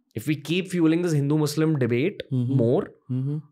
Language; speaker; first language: English; non-native, local second language; Hindi